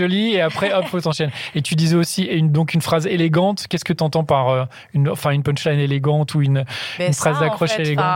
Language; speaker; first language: French; native; French